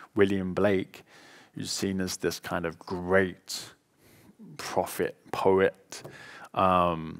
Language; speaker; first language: English; native; English